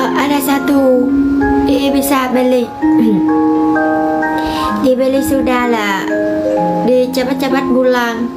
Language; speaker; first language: Indonesian; non-native, learner; Vietnamese